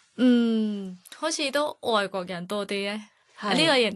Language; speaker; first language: Cantonese; non-native, fluent; Thai